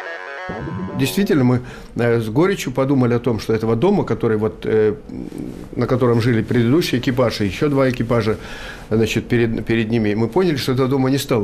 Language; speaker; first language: Russian; native; Russian